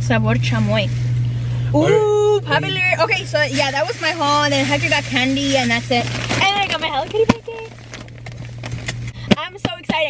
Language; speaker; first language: English; early bilingual, other home language; Spanish